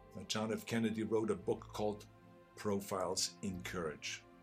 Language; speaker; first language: English; non-native, fluent; German